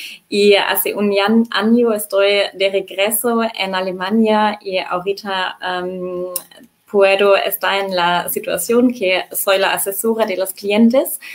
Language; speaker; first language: Spanish; non-native, fluent; German